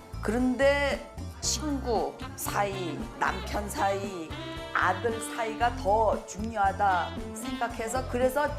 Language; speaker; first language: Korean; early bilingual, heritage; Korean